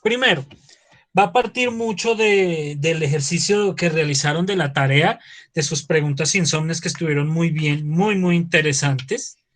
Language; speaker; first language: Spanish; native; Spanish